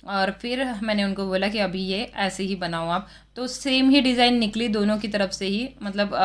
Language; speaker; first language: Hindi; non-native, local second language; Marathi